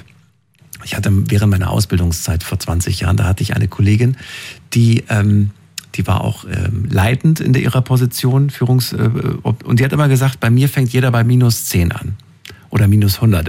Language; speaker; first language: German; native; German